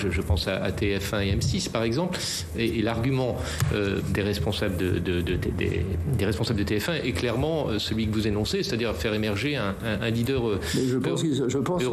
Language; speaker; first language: French; native; French